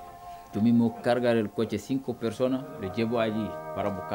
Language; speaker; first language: Spanish; non-native, local second language; Wolof